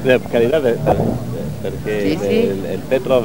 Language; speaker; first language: Spanish; non-native, learner; Italian